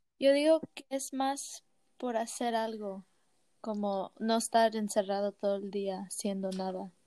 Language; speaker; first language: Spanish; early bilingual, heritage; Spanish